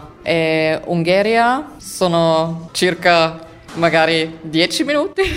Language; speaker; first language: Italian; non-native, learner; German